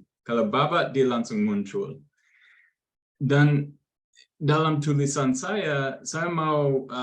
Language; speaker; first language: Indonesian; non-native, fluent; English